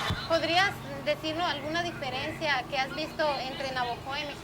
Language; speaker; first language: Spanish; native; Spanish